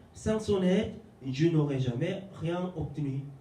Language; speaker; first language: French; non-native, fluent; Korean